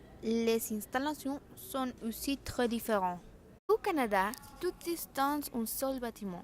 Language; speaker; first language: French; non-native, learner; Spanish